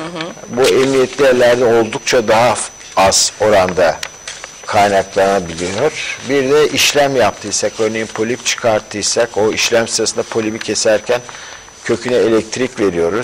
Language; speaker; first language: Turkish; native; Turkish